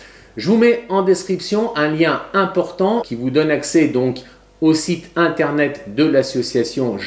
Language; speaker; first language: French; native; French